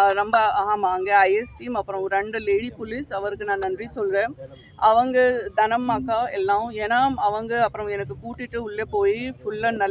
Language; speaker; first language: Tamil; non-native, learner; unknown